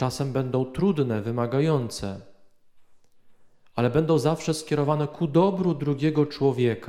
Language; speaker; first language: Polish; native; Polish